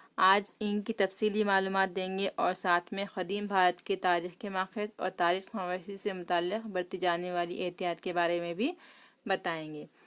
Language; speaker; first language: Urdu; native; Urdu